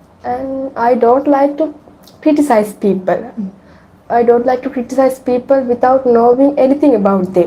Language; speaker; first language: English; non-native, learner; Sinhala